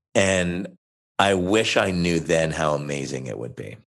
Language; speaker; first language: English; native; English